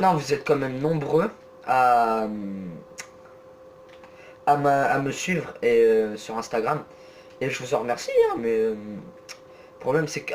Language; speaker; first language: French; native; French